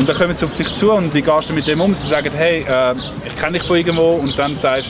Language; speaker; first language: German; native; German